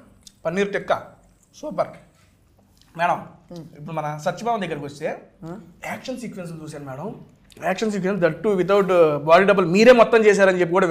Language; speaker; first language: Telugu; native; Telugu